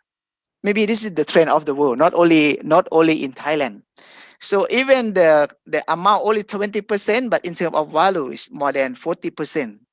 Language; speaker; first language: English; non-native, fluent; Thai